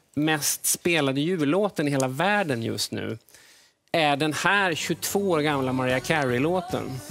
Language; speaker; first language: Swedish; native; Swedish